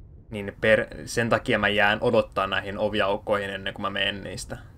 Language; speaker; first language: Finnish; native; Finnish